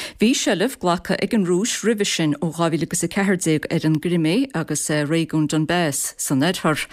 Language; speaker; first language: Irish; native; Irish